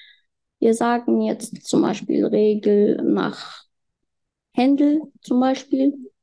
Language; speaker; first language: German; non-native, fluent; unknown